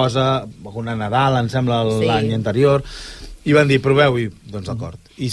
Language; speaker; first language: Catalan; native; Catalan